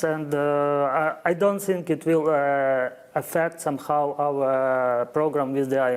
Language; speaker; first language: English; non-native, fluent; Ukrainian